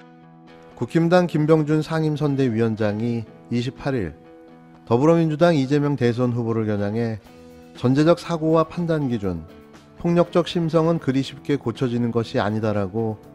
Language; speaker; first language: Korean; native; Korean